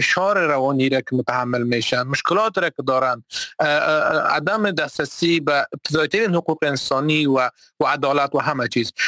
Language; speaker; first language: Persian; non-native, local second language; Turkmen